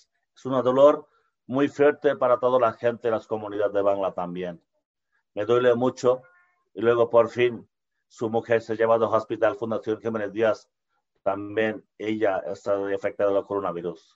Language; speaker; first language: Spanish; non-native, learner; Bangla